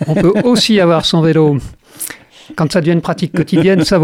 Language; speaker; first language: French; native; French